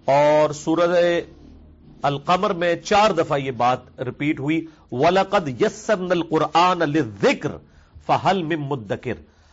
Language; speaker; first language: Urdu; non-native, local second language; Punjabi